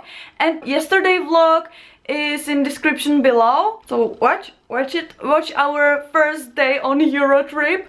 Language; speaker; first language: English; non-native, learner; Czech